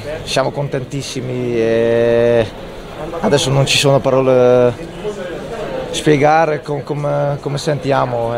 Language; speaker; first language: Italian; non-native, fluent; Dutch